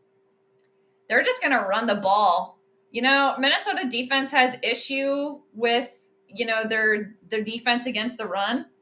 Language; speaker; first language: English; native; English